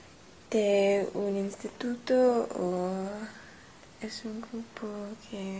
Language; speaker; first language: Spanish; non-native, learner; English